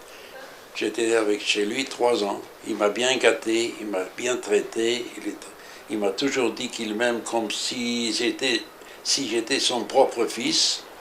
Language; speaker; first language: French; early bilingual, other home language; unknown